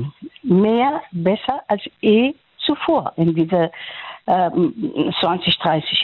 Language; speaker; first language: German; non-native, fluent; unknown